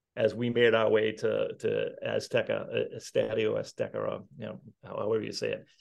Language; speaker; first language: English; native; English